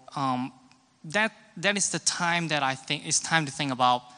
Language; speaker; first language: English; non-native, local second language; Cantonese